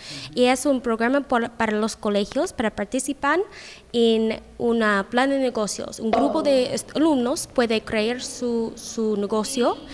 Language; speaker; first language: Spanish; non-native, learner; English